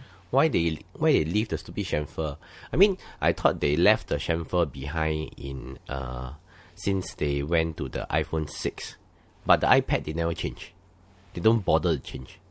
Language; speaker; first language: English; non-native, local second language; Chinese